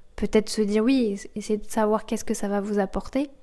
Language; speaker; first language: French; native; French